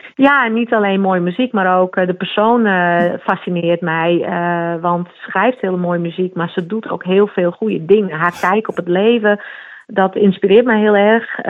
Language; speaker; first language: Dutch; non-native, local second language; Western Frisian